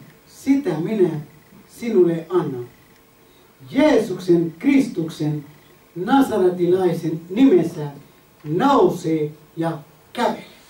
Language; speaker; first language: Finnish; non-native, fluent; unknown